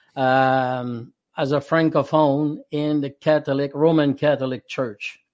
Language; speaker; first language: English; non-native, fluent; French